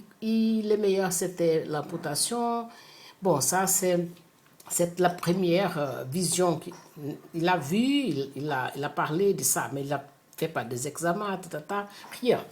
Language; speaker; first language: French; non-native, fluent; Portuguese